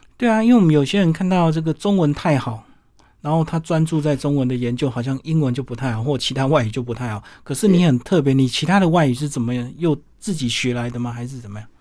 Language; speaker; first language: Chinese; native; Chinese